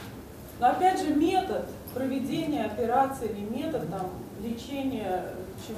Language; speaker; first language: Russian; native; Russian